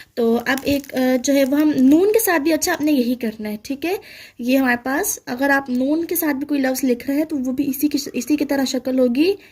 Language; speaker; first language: Urdu; native; Urdu